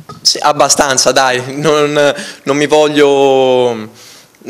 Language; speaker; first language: Italian; native; Italian